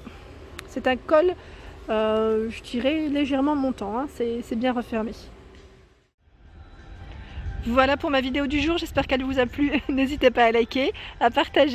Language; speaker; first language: French; native; French